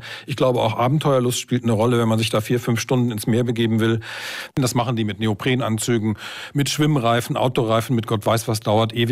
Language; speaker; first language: German; native; German